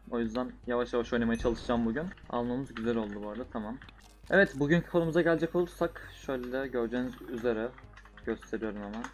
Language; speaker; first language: Turkish; native; Turkish